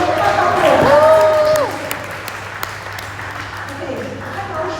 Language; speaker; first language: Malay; non-native, local second language; Chinese